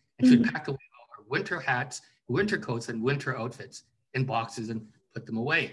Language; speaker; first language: English; native; English